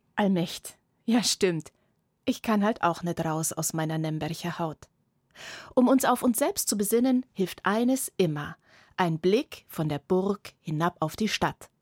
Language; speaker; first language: German; native; German